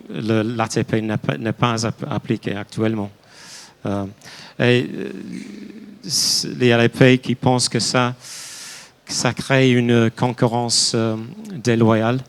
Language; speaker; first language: French; non-native, fluent; English